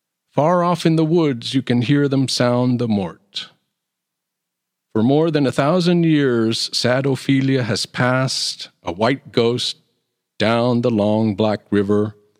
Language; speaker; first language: English; native; English